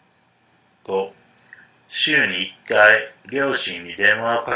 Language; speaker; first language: Japanese; non-native, fluent; English